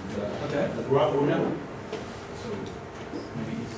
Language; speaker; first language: English; non-native, learner; Vietnamese